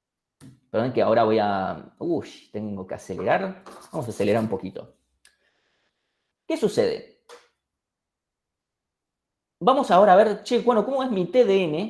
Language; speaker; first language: Spanish; native; Spanish